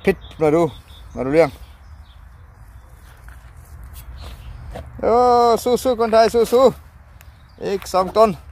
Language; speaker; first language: Thai; non-native, learner; Greek